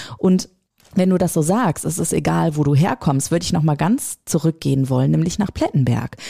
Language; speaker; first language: German; native; German